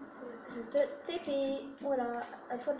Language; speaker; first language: French; native; French